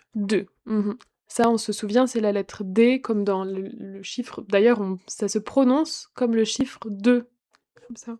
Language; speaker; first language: French; native; French